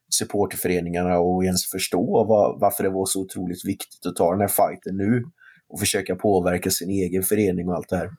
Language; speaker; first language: Swedish; native; Swedish